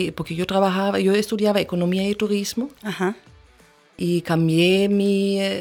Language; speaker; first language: Spanish; non-native, fluent; German